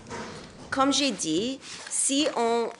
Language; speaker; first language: French; non-native, local second language; English